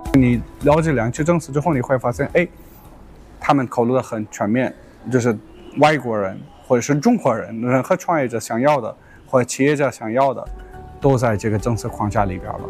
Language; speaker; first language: Chinese; non-native, fluent; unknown